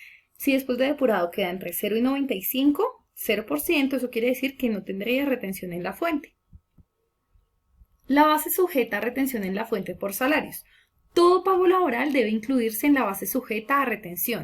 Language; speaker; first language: Spanish; native; Spanish